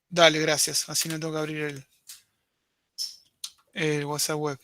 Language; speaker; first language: Spanish; native; Spanish